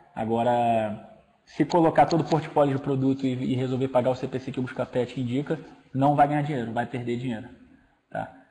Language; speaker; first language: Portuguese; native; Portuguese